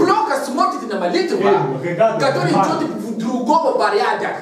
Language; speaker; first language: Russian; non-native, learner; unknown